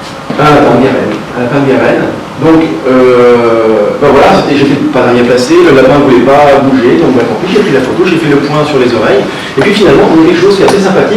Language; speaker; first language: French; native; French